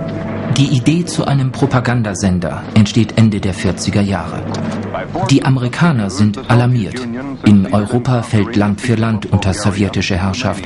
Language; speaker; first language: German; native; German